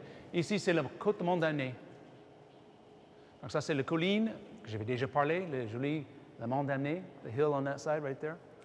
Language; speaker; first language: French; non-native, fluent; English